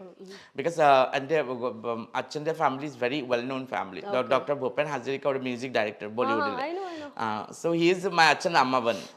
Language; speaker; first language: Malayalam; non-native, learner; Assamese